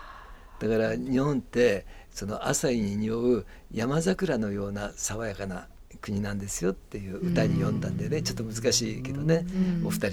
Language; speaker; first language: Japanese; native; Japanese